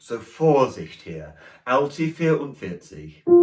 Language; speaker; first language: German; non-native, learner; English